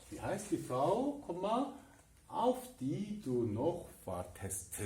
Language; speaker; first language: German; non-native, fluent; Korean